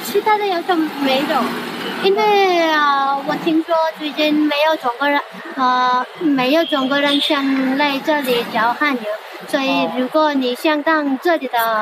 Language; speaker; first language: Chinese; non-native, fluent; Nepali